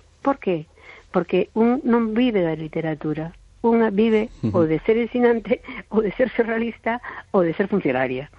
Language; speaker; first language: Galician; non-native, local second language; Spanish